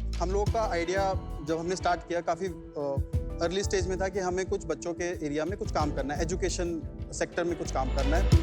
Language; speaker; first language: Hindi; native; Hindi